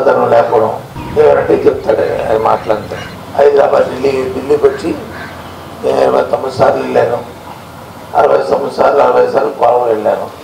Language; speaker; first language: Telugu; native; Telugu